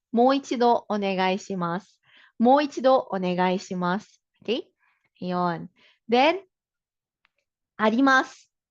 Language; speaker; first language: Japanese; non-native, fluent; Filipino